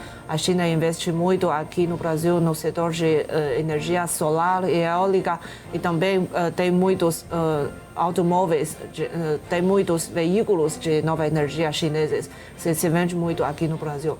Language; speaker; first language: Portuguese; non-native, fluent; Chinese